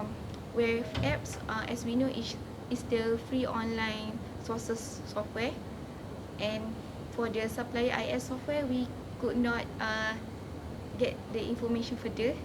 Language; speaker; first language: English; non-native, learner; Malay